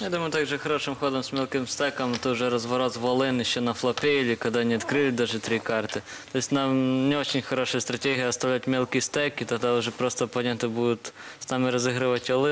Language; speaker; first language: Russian; native; Russian